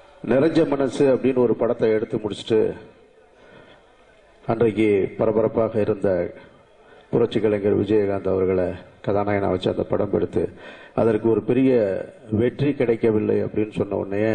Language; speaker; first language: Tamil; native; Tamil